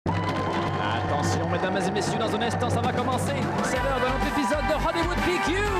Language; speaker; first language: French; native; French